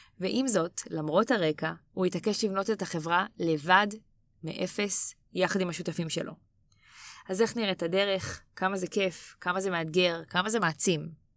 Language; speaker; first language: Hebrew; native; Hebrew